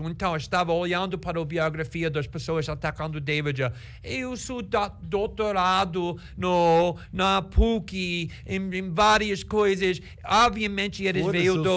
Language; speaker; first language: Portuguese; non-native, fluent; English